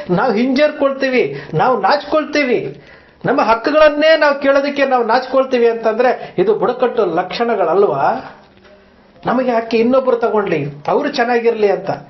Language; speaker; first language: Kannada; native; Kannada